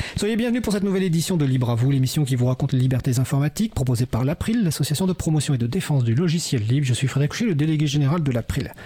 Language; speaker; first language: French; native; French